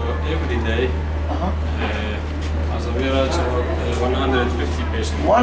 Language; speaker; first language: English; non-native, learner; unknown